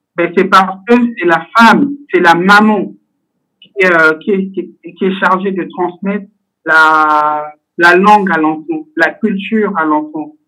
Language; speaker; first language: French; native; French